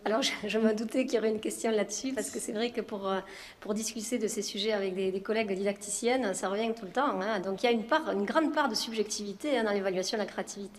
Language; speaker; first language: French; native; French